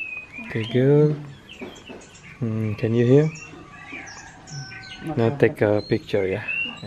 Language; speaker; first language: English; non-native, learner; Balinese